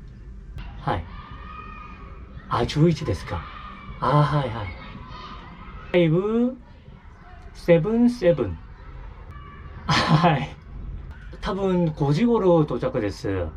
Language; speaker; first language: Japanese; non-native, learner; Korean